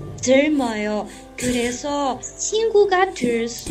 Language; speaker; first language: Korean; non-native, learner; Chinese